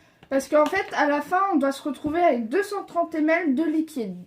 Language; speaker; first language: French; native; French